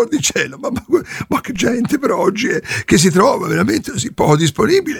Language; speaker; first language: Italian; native; Italian